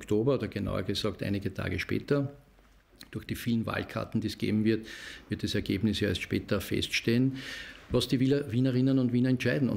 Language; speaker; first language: German; native; German